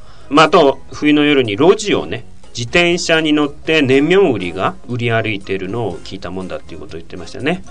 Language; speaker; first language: Japanese; native; Japanese